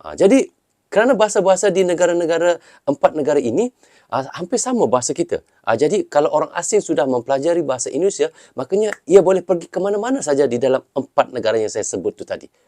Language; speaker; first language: Malay; native; Malay